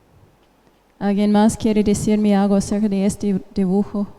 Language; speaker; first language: Spanish; non-native, fluent; English